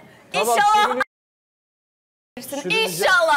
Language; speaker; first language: Turkish; non-native, learner; Russian